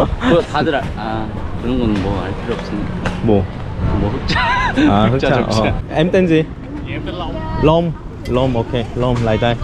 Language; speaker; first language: Korean; native; Korean